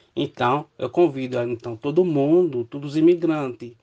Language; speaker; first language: Portuguese; non-native, fluent; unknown